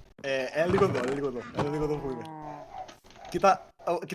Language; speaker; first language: Greek; native; Greek